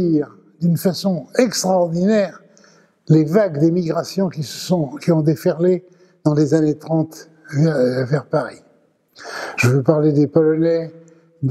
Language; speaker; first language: French; early bilingual, other home language; Ladino